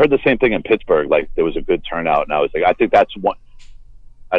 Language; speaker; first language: English; native; English